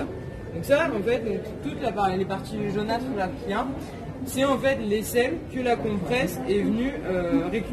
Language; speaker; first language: French; native; French